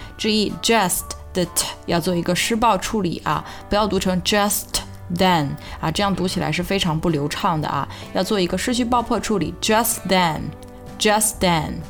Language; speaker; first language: Chinese; native; Chinese